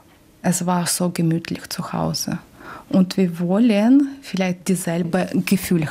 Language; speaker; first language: German; non-native, learner; Ukrainian